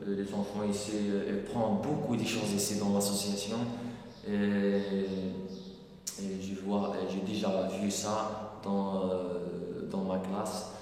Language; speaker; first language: French; non-native, local second language; Arabic